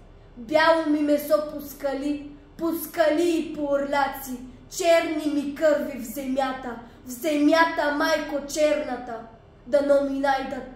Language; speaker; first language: Bulgarian; native; Bulgarian